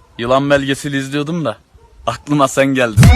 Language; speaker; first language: Turkish; native; Turkish